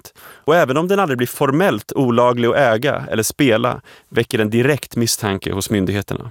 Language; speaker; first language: Swedish; native; Swedish